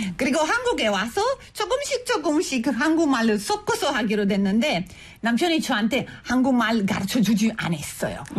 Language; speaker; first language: Korean; non-native, fluent; Italian